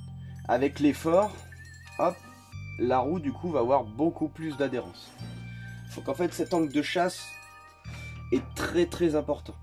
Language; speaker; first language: French; native; French